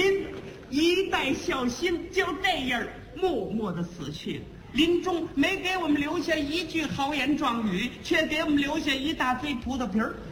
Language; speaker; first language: Chinese; native; Chinese